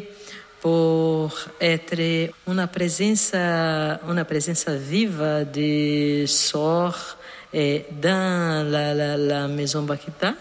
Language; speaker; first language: French; non-native, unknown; Portuguese